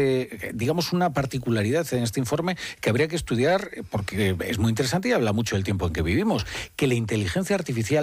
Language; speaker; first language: Spanish; native; Spanish